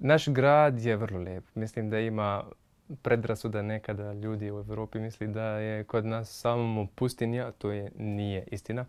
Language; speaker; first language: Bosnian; non-native, fluent; Arabic